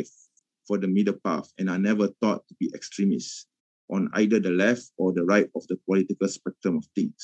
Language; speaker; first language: English; non-native, local second language; Malay